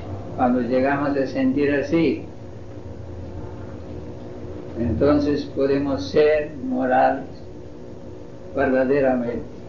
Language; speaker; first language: Spanish; non-native, fluent; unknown